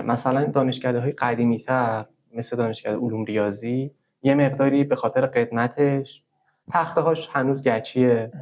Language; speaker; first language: Persian; native; Persian